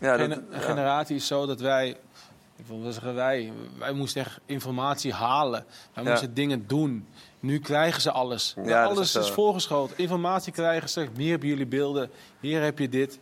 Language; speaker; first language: Dutch; native; Dutch